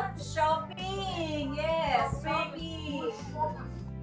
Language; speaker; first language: English; non-native, learner; Indonesian